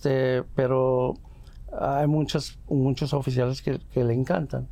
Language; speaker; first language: Spanish; early bilingual, heritage; Spanish